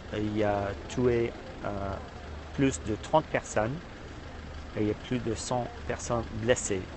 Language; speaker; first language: French; non-native, fluent; English